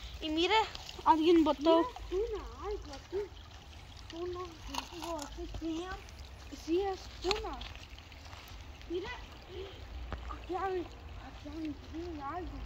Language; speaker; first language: Spanish; early bilingual, heritage; Spanish